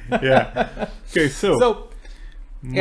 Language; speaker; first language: English; non-native, fluent; Portuguese